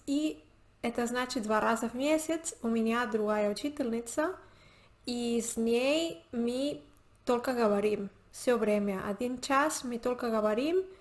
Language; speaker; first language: Russian; non-native, learner; Spanish